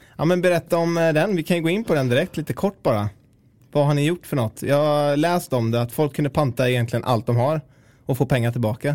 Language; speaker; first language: Swedish; native; Swedish